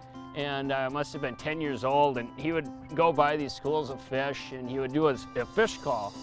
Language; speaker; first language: English; native; English